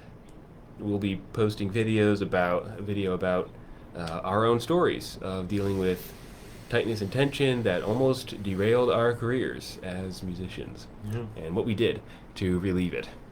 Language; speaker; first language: English; native; English